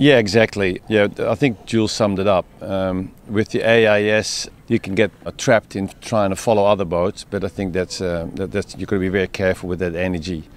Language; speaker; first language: English; native; English